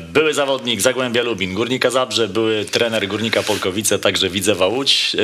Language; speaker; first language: Polish; native; Polish